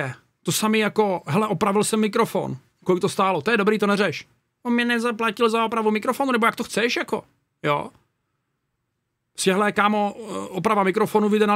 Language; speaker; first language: Czech; native; Czech